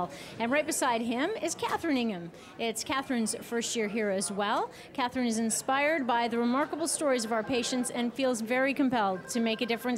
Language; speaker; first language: English; native; English